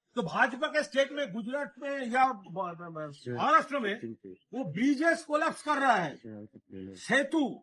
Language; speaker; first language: Hindi; non-native, local second language; Bangla